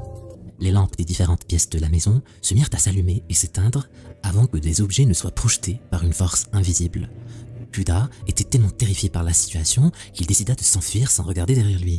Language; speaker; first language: French; native; French